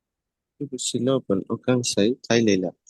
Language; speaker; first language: Chinese; non-native, learner; Bangla